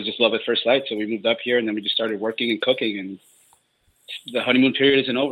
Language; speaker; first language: English; native; English